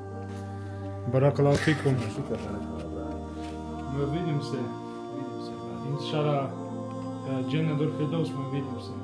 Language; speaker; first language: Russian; non-native, learner; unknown